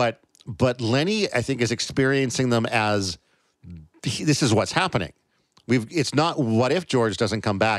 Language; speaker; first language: English; native; English